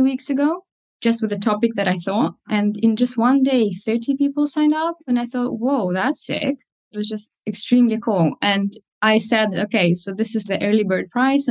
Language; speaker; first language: English; non-native, fluent; Russian